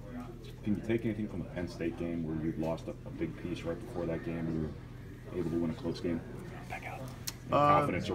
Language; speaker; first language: English; native; English